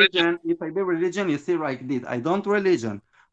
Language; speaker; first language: English; non-native, learner; Hebrew